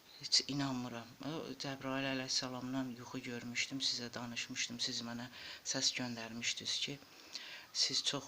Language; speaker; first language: Azerbaijani; native; Azerbaijani